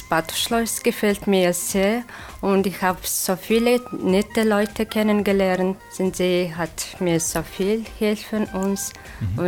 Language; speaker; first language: German; non-native, learner; Mongolian